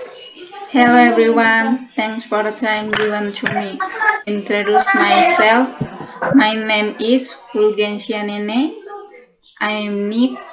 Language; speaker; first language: English; non-native, learner; Indonesian